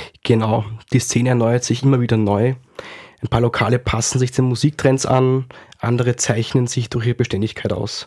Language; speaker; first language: German; native; German